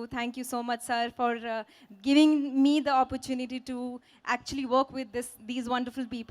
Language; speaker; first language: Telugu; non-native, local second language; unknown